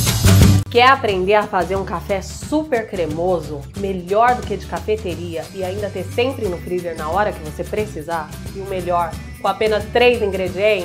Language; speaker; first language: Portuguese; native; Portuguese